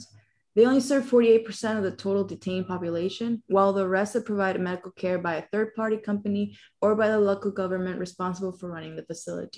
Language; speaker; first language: English; non-native, fluent; Spanish